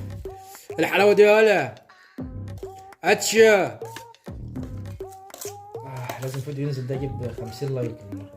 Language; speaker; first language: Arabic; non-native, learner; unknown